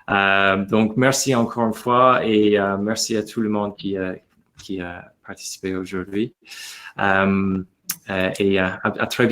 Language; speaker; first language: French; non-native, fluent; English